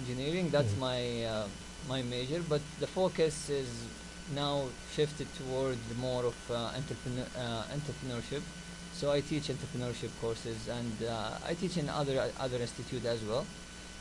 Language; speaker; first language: English; non-native, fluent; Arabic